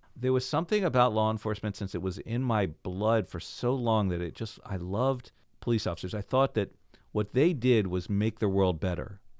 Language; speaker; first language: English; native; English